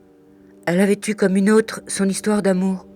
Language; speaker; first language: French; native; French